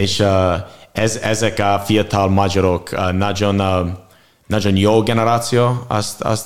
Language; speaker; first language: Hungarian; non-native, learner; English